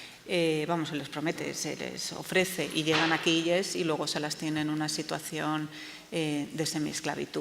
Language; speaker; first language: Spanish; native; Spanish